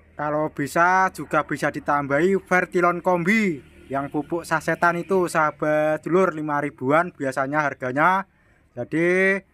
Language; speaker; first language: Indonesian; non-native, local second language; Javanese